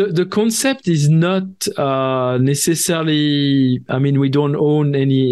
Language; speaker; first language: English; non-native, fluent; French